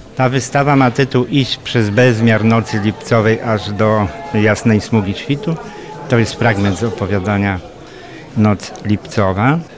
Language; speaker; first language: Polish; native; Polish